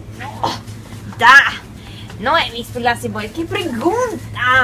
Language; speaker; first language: Spanish; non-native, learner; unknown